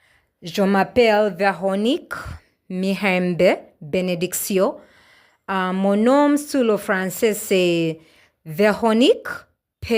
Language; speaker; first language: French; non-native, learner; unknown